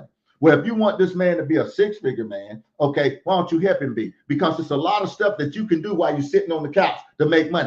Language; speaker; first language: English; native; English